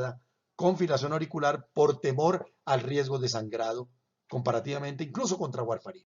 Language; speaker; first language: Spanish; native; Spanish